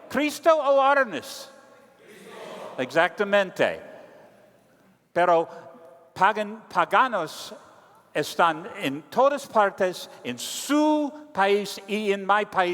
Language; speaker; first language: Spanish; non-native, learner; English